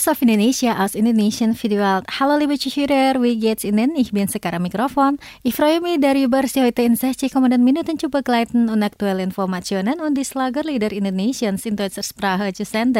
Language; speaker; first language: German; non-native, fluent; Indonesian